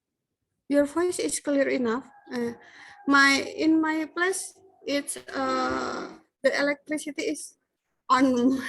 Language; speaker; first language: English; non-native, learner; Indonesian